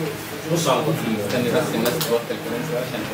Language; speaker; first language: Arabic; native; Arabic